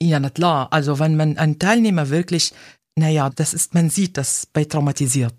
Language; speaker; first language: German; non-native, fluent; Arabic